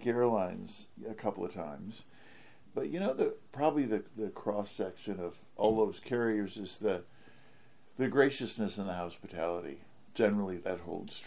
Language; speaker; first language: English; native; English